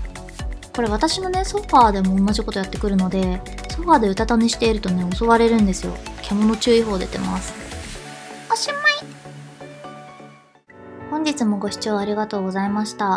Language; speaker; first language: Japanese; native; Japanese